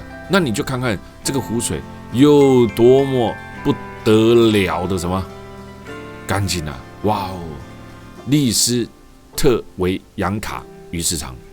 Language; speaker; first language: Chinese; native; Chinese